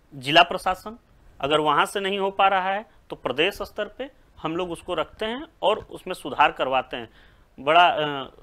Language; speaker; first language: Hindi; native; Hindi